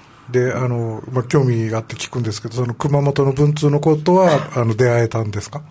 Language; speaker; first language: Japanese; native; Japanese